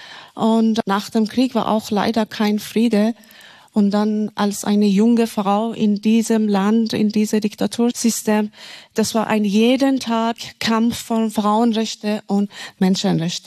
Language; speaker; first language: German; non-native, fluent; Persian